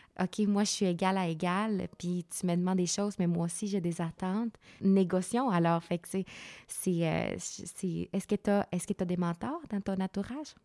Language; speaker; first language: French; non-native, fluent; Spanish